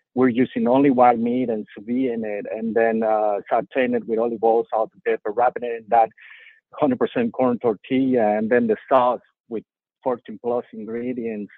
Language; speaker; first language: English; non-native, fluent; Spanish